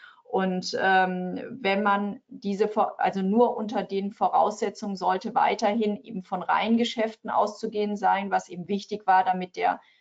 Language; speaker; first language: German; native; German